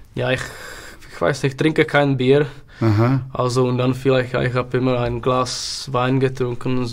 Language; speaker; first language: German; non-native, learner; Czech